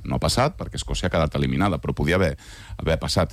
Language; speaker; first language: Catalan; native; Catalan